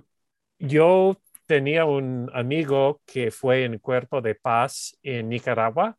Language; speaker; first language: Spanish; non-native, learner; English